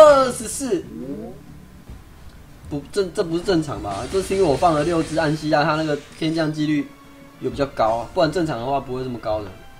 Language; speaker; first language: Chinese; native; Chinese